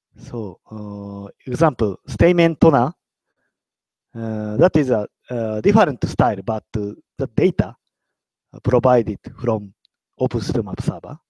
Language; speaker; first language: English; non-native, learner; Japanese